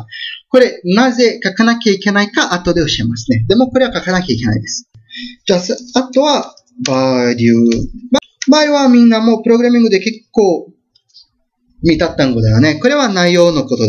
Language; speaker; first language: Japanese; non-native, fluent; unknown